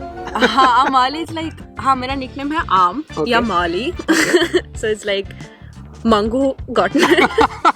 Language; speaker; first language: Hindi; non-native, fluent; Norwegian